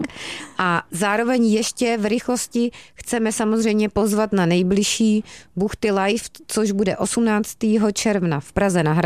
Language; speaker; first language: Czech; native; Czech